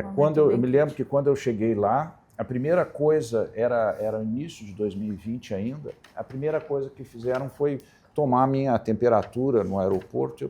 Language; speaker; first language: Portuguese; native; Portuguese